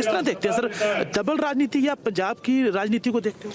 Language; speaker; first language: Hindi; native; Hindi